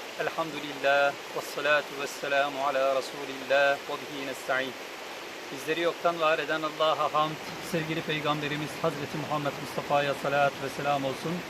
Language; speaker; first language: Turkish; native; Turkish